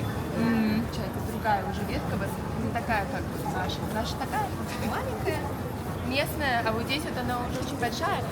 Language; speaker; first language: Russian; native; Russian